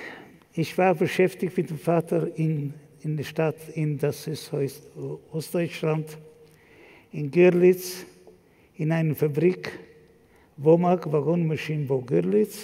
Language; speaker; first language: German; non-native, fluent; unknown